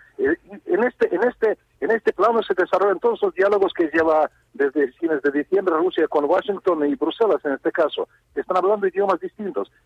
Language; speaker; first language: Spanish; non-native, fluent; Russian